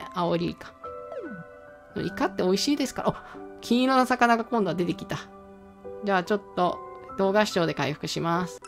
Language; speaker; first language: Japanese; native; Japanese